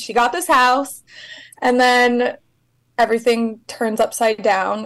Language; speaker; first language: English; native; English